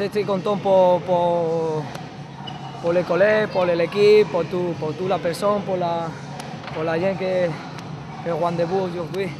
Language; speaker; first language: French; non-native, learner; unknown